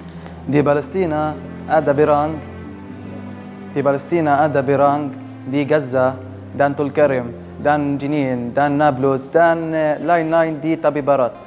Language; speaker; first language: Indonesian; non-native, learner; Arabic